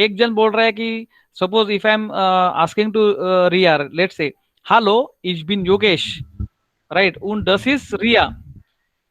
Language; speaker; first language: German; non-native, learner; Marathi